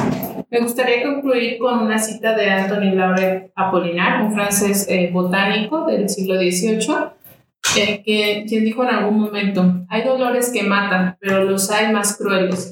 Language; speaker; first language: Spanish; native; Spanish